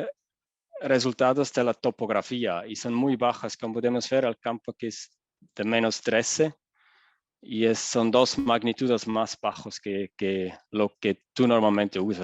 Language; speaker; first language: Spanish; non-native, fluent; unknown